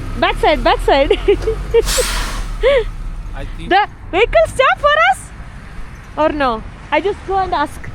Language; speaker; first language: English; non-native, learner; Malayalam